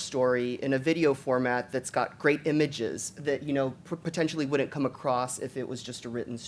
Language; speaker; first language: English; native; English